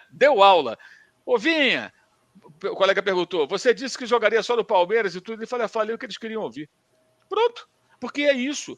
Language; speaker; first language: Portuguese; native; Portuguese